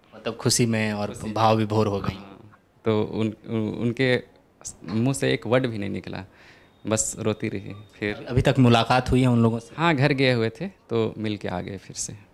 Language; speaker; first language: Hindi; native; Hindi